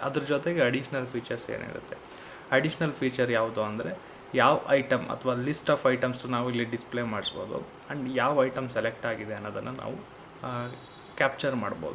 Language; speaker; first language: Kannada; native; Kannada